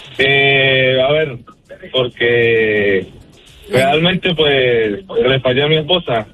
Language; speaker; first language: Spanish; native; Spanish